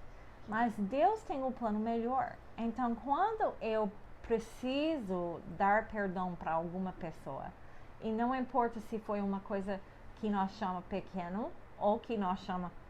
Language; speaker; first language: Portuguese; non-native, fluent; English